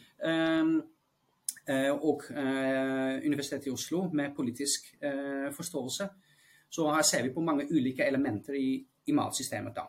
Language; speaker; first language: Norwegian; non-native, fluent; Dutch